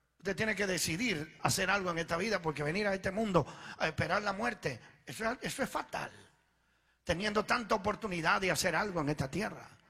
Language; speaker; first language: Spanish; early bilingual, other home language; Italian